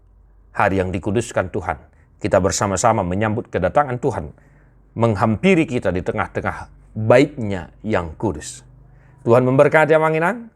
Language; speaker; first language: Indonesian; non-native, local second language; Batak Toba